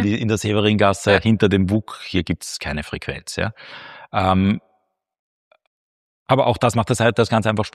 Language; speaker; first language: German; native; German